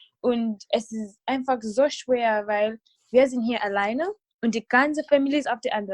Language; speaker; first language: German; non-native, fluent; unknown